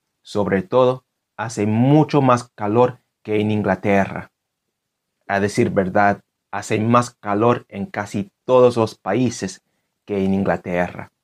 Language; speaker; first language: Spanish; non-native, fluent; English